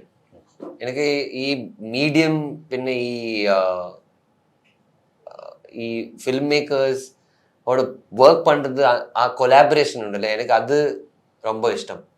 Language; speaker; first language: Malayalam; non-native, learner; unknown